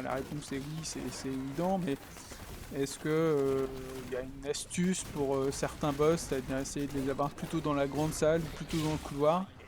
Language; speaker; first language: French; native; French